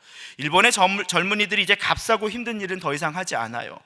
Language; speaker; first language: Korean; native; Korean